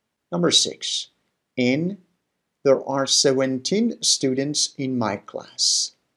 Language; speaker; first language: English; non-native, fluent; Persian